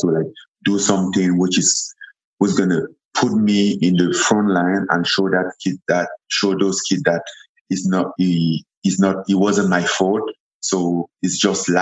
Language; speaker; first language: English; non-native, local second language; French